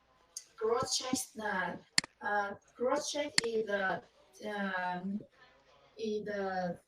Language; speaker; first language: English; non-native, learner; Vietnamese